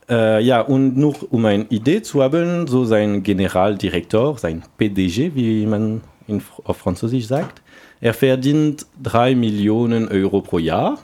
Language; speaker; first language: German; non-native, learner; French